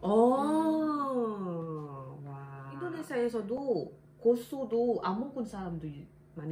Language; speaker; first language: Korean; non-native, learner; Indonesian